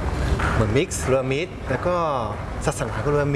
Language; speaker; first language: Thai; native; Thai